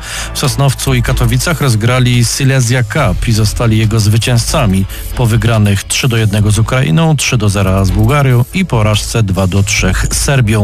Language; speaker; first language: Polish; native; Polish